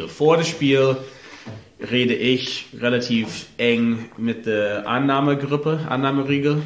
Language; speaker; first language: German; non-native, learner; English